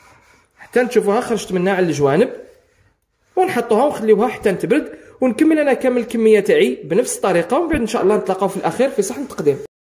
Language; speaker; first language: Arabic; native; Arabic